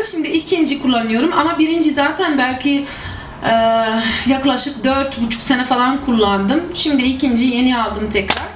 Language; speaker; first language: Turkish; non-native, fluent; Arabic